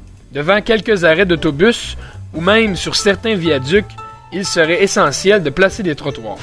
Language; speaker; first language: French; native; French